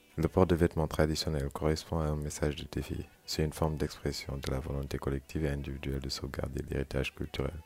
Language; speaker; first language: French; non-native, local second language; Wolof